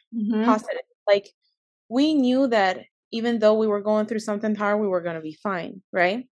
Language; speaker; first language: English; early bilingual, other home language; Spanish